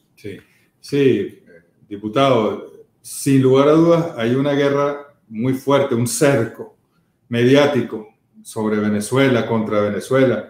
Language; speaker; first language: Portuguese; non-native, fluent; Spanish